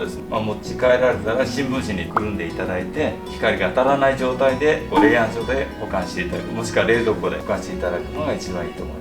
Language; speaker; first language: Japanese; native; Japanese